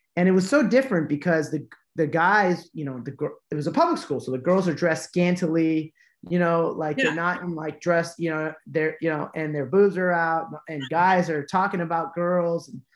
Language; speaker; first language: English; native; English